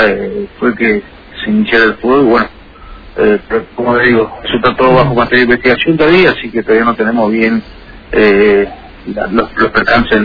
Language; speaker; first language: Spanish; native; Spanish